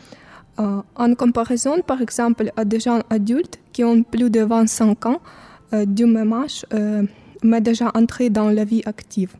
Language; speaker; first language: French; non-native, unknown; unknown